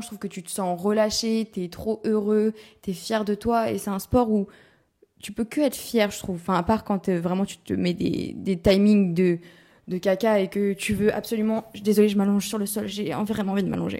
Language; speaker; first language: French; native; French